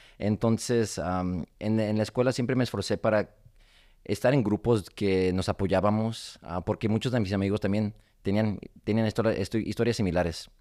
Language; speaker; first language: Spanish; early bilingual, heritage; Spanish